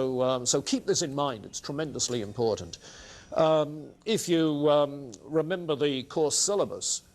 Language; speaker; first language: English; native; English